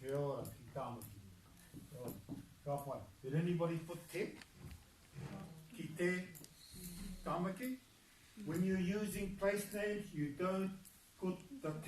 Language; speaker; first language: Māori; non-native, local second language; English